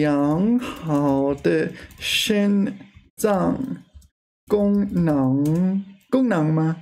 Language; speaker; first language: Chinese; non-native, learner; English